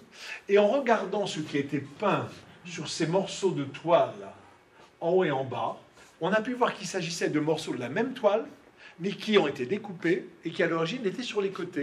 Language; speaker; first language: French; native; French